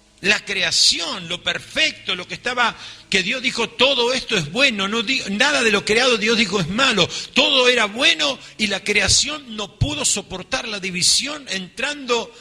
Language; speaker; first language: Spanish; native; Spanish